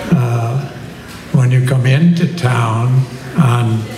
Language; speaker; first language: English; native; English